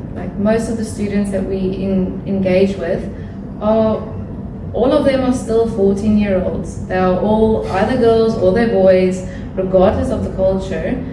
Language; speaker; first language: English; non-native, local second language; Afrikaans